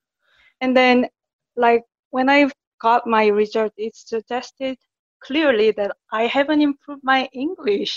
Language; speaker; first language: English; non-native, fluent; Korean